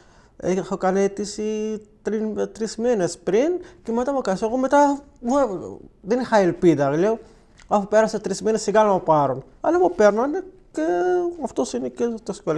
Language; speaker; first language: Greek; non-native, learner; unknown